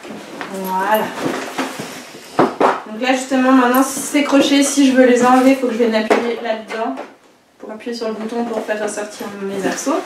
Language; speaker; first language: French; native; French